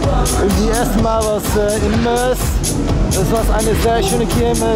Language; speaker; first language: German; non-native, learner; Dutch